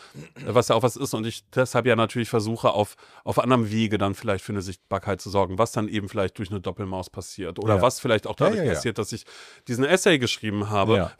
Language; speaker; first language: German; native; German